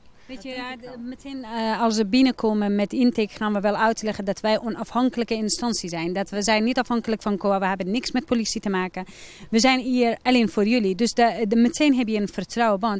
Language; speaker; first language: Dutch; non-native, fluent; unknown